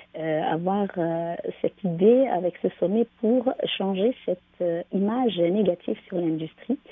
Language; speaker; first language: French; non-native, local second language; Arabic